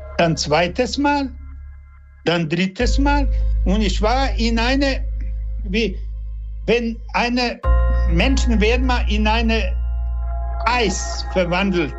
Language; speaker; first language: German; non-native, learner; Serbian